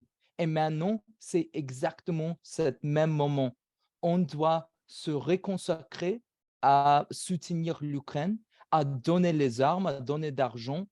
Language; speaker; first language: French; non-native, fluent; English